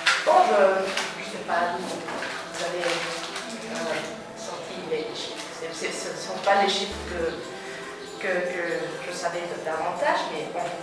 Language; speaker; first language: French; non-native, learner; Spanish